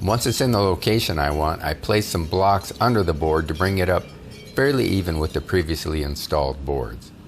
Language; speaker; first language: English; native; English